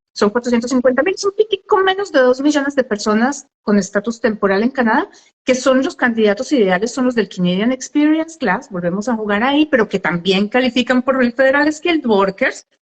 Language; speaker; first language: Spanish; native; Spanish